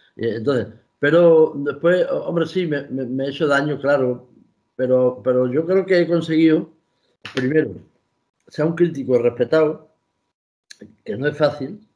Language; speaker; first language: Spanish; native; Spanish